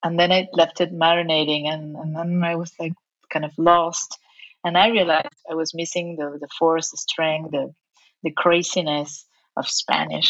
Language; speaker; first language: English; non-native, fluent; Spanish